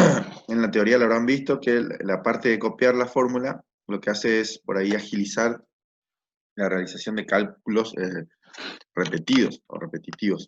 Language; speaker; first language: Spanish; native; Spanish